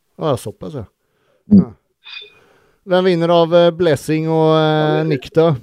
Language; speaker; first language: Norwegian; native; Norwegian